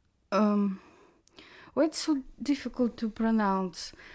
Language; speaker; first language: English; non-native, learner; Russian